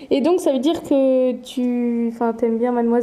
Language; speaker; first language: French; native; French